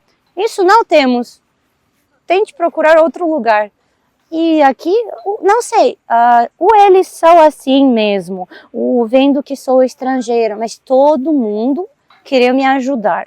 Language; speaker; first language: Portuguese; non-native, fluent; Russian